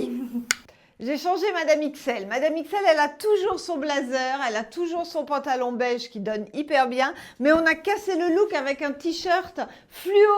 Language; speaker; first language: French; native; French